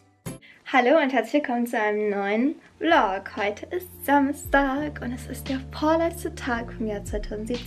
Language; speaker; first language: German; native; German